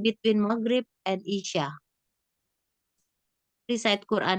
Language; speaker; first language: English; non-native, fluent; Indonesian